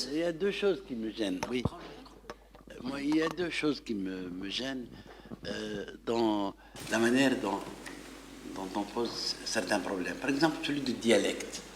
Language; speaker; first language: French; non-native, local second language; Arabic